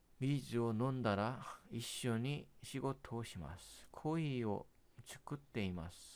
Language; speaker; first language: Japanese; non-native, learner; Korean